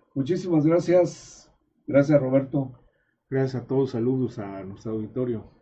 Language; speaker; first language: Spanish; native; Spanish